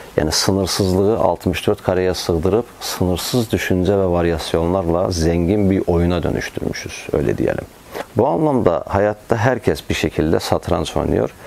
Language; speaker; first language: Turkish; non-native, fluent; Azerbaijani